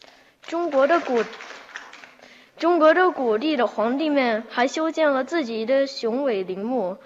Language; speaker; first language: Chinese; early bilingual, heritage; Chinese